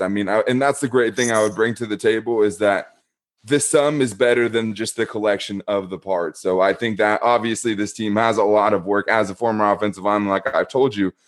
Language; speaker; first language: English; native; English